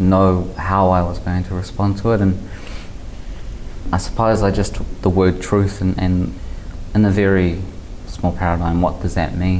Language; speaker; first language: English; native; English